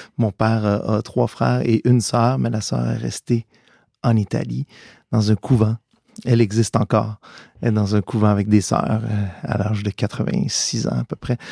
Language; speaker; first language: French; early bilingual, other home language; Italian